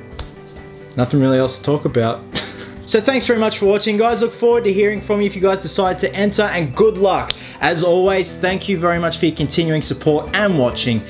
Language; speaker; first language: English; native; English